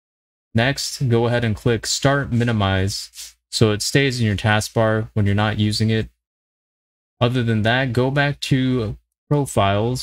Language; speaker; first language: English; native; English